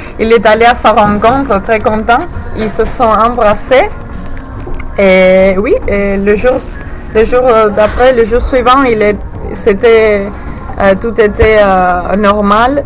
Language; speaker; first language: French; non-native, learner; English